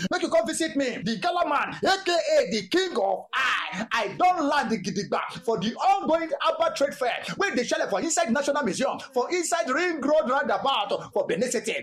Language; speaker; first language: Nigerian Pidgin; non-native, local second language; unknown